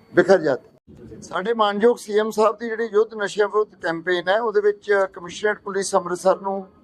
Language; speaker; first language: Hindi; non-native, local second language; Punjabi